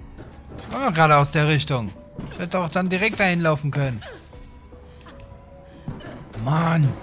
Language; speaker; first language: German; native; German